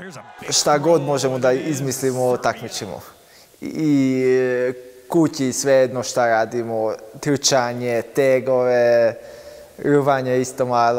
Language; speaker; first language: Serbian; non-native, local second language; Hungarian